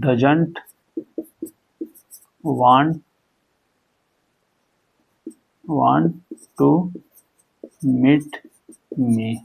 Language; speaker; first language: English; non-native, local second language; Hindi